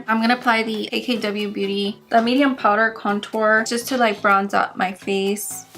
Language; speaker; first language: English; native; English